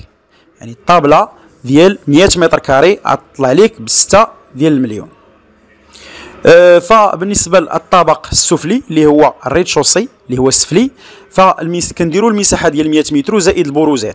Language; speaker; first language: Arabic; native; Arabic